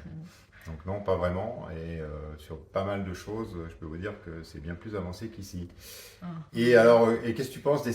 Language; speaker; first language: French; native; French